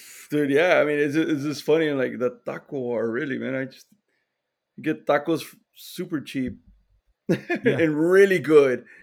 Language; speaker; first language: English; early bilingual, other home language; Spanish